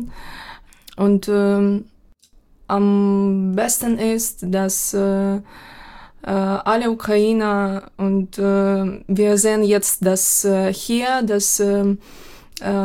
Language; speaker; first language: German; non-native, fluent; Ukrainian